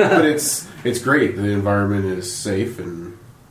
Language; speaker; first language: English; native; English